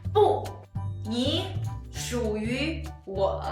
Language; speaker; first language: Chinese; non-native, learner; Arabic